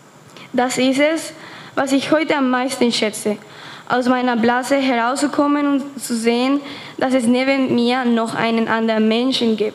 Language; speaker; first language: German; non-native, fluent; Spanish